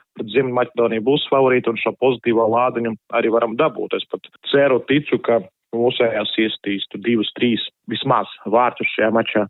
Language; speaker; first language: Latvian; non-native, local second language; Russian